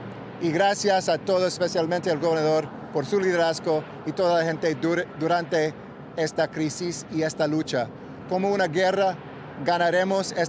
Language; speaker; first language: Spanish; non-native, local second language; English